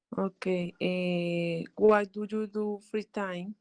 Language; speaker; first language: English; non-native, learner; Spanish